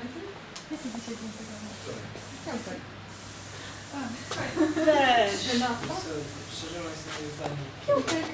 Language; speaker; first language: Polish; native; Polish